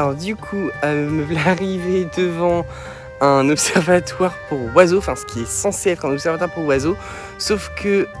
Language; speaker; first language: French; native; French